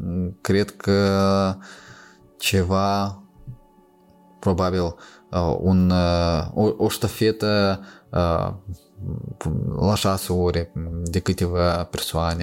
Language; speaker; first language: Romanian; non-native, local second language; Russian